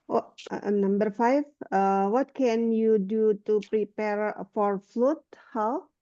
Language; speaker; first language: English; non-native, learner; Indonesian